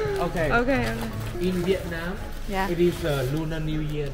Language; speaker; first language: English; non-native, fluent; Vietnamese